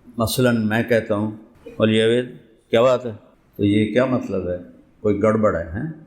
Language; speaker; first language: Urdu; non-native, local second language; Punjabi